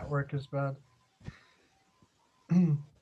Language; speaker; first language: English; native; English